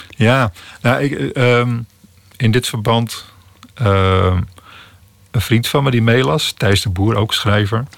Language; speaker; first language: Dutch; native; Dutch